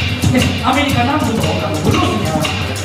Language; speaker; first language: Japanese; native; Japanese